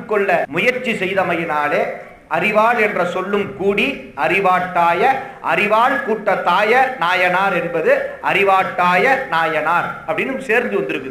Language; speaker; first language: Tamil; native; Tamil